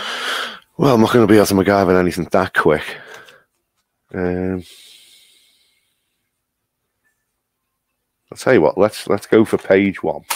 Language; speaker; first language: English; native; English